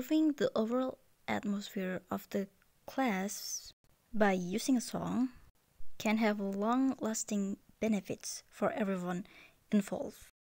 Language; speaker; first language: English; non-native, learner; Indonesian